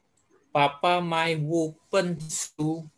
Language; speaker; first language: Chinese; non-native, learner; Indonesian